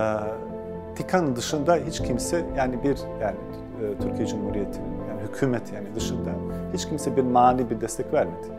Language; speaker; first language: Turkish; non-native, fluent; Bosnian